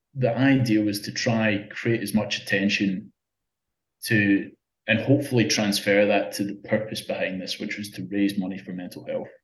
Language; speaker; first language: English; native; English